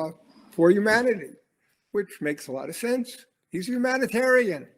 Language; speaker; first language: English; native; English